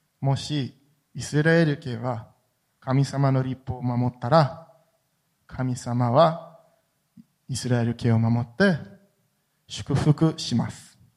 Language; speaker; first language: Japanese; non-native, fluent; Hebrew